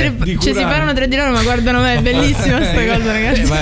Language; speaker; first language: Italian; native; Italian